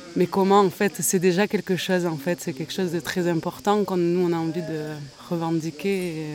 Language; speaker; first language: French; native; French